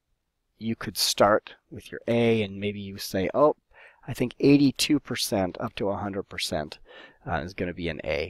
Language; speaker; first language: English; native; English